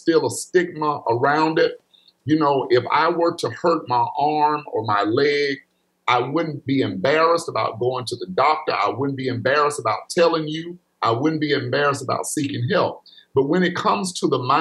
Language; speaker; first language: English; native; English